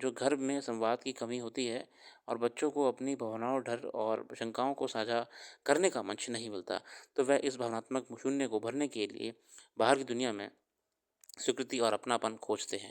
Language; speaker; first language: Hindi; native; Hindi